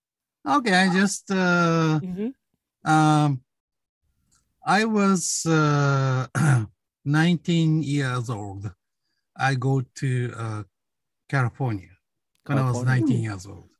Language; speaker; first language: English; non-native, learner; Japanese